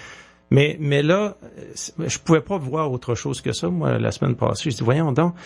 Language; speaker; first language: French; native; French